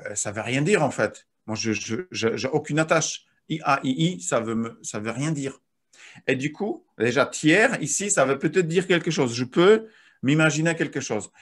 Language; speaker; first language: French; non-native, fluent; Polish